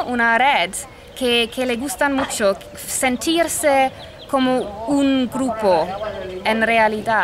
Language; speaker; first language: Spanish; non-native, fluent; English